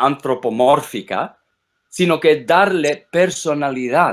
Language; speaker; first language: Spanish; non-native, fluent; English